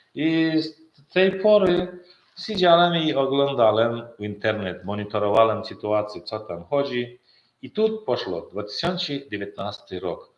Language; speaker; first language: Polish; non-native, learner; Turkmen